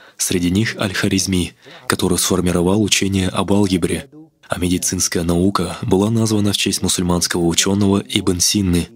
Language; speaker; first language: Russian; non-native, local second language; Kazakh